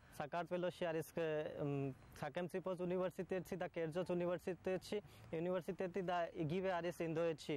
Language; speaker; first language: Georgian; non-native, learner; Hindi